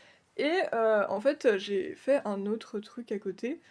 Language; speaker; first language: French; native; French